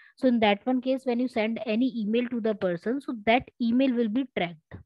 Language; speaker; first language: English; non-native, local second language; Hindi